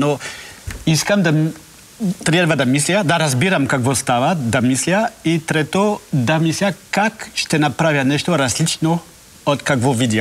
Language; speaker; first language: Bulgarian; non-native, learner; French